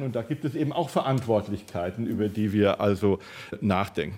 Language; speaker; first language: German; native; German